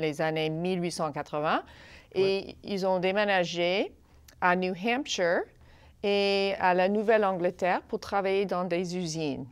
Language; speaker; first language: French; non-native, fluent; English